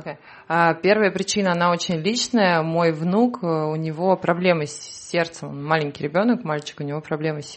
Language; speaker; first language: Russian; native; Russian